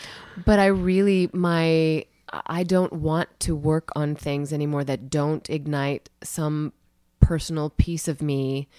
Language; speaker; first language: English; native; English